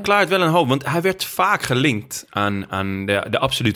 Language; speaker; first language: Dutch; native; Dutch